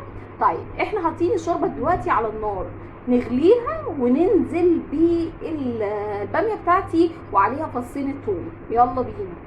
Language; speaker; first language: Arabic; native; Arabic